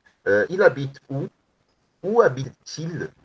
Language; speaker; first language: French; non-native, learner; Portuguese